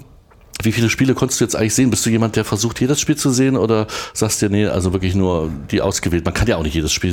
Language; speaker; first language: German; native; German